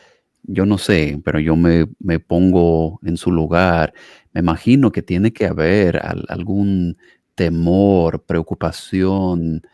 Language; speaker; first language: Spanish; non-native, fluent; English